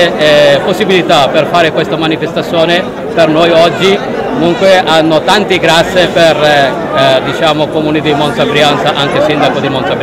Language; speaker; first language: Italian; non-native, learner; Bangla